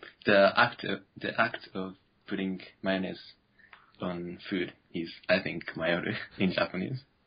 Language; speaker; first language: English; non-native, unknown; Japanese